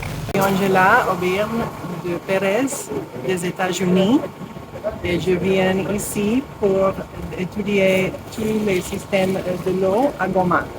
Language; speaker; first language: French; non-native, learner; English